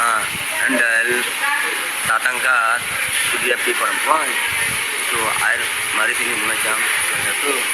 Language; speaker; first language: Indonesian; non-native, learner; Rohingya